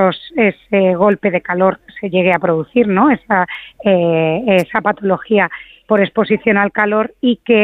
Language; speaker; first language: Spanish; native; Spanish